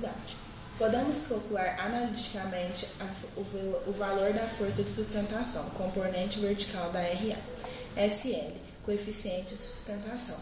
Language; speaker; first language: Portuguese; native; Portuguese